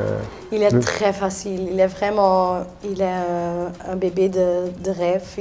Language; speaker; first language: French; non-native, local second language; Dutch